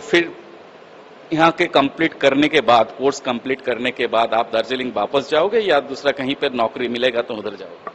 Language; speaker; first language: Hindi; non-native, local second language; Bangla